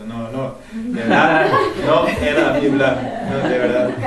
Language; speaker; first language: Spanish; non-native, fluent; German